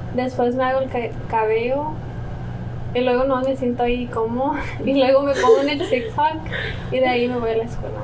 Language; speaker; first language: Spanish; early bilingual, other home language; English